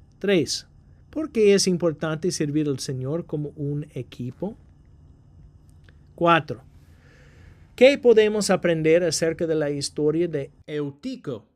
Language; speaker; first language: Spanish; non-native, fluent; English